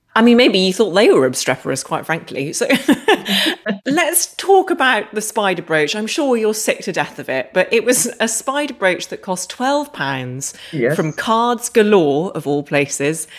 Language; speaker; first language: English; native; English